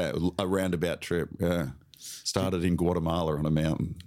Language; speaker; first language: English; native; English